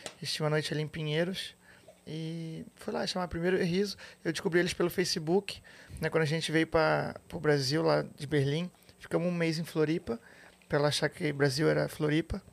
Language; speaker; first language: Portuguese; native; Portuguese